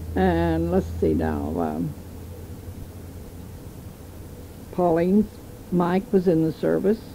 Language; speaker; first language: English; native; English